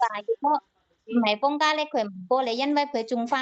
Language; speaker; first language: Cantonese; non-native, learner; Indonesian